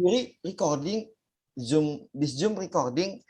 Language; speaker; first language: English; non-native, learner; Indonesian